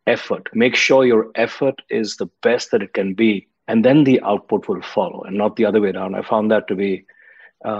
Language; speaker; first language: English; non-native, local second language; Hindi